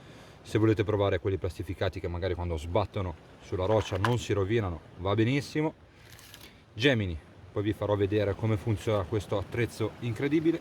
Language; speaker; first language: Italian; native; Italian